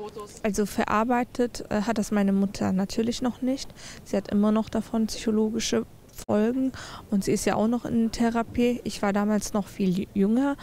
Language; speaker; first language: German; early bilingual, other home language; Turkish